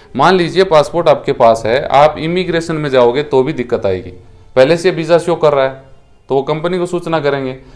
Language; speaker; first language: Hindi; native; Hindi